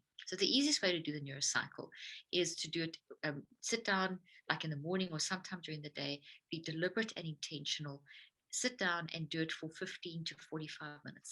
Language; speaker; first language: English; native; English